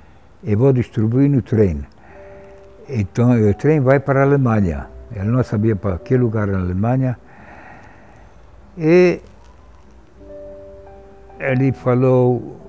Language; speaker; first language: Portuguese; non-native, fluent; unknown